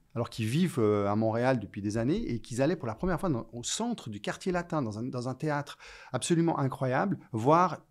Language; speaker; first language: French; native; French